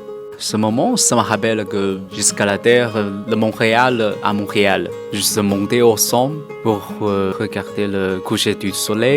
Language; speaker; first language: French; non-native, learner; Chinese